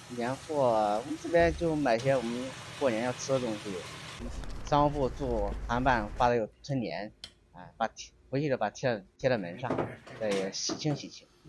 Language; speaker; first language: Chinese; native; Chinese